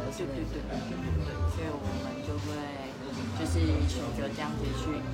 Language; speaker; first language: Chinese; native; Chinese